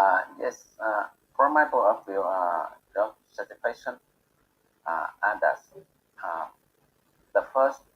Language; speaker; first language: English; non-native, learner; Bangla